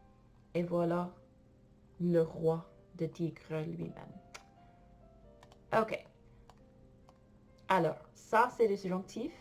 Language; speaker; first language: French; non-native, fluent; English